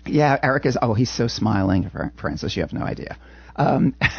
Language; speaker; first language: English; native; English